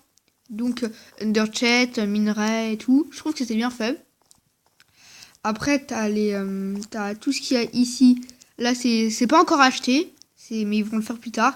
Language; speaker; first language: French; native; French